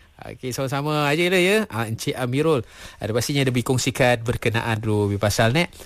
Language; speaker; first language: Malay; non-native, local second language; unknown